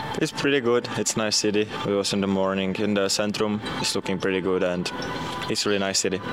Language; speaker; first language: English; non-native, fluent; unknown